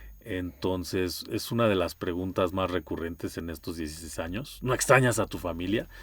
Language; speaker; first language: Spanish; native; Spanish